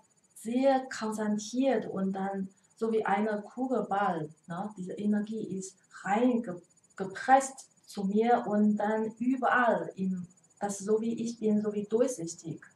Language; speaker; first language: German; non-native, learner; Chinese